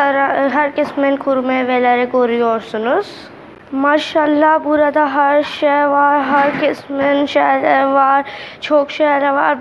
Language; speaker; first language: Turkish; non-native, learner; Urdu